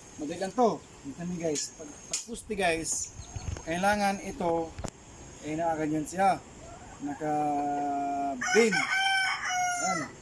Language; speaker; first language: Filipino; non-native, local second language; Cebuano